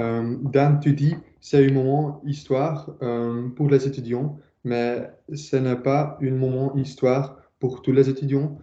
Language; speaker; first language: French; non-native, learner; Dutch